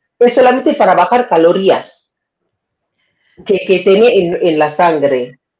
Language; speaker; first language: Spanish; non-native, fluent; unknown